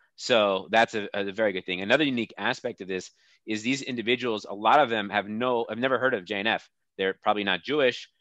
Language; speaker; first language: English; native; English